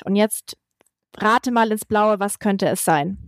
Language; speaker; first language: German; native; German